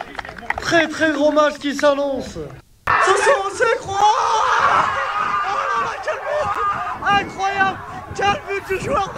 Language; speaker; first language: French; early bilingual, other home language; Arabic